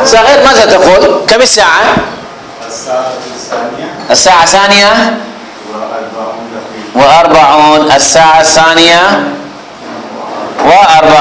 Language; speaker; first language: Arabic; non-native, fluent; Urdu